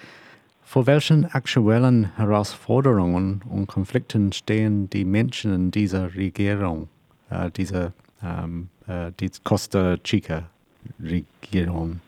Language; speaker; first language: German; non-native, learner; English